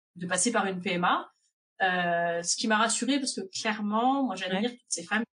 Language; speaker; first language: French; native; French